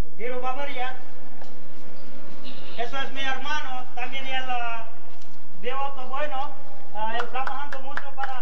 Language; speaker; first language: Spanish; non-native, learner; Gujarati